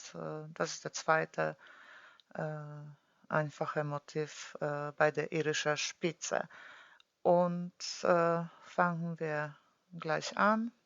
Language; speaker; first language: German; non-native, fluent; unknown